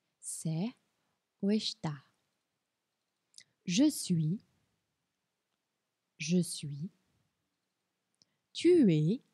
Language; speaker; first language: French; non-native, fluent; Portuguese